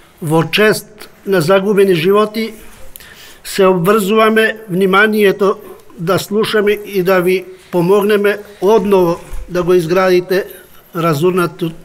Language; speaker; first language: Macedonian; non-native, local second language; Albanian